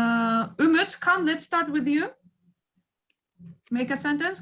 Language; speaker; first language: English; non-native, fluent; Kyrgyz